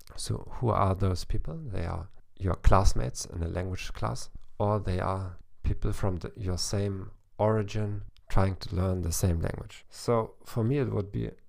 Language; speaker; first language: English; non-native, fluent; German